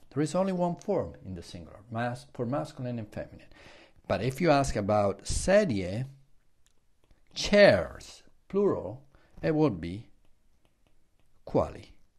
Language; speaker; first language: English; non-native, fluent; Italian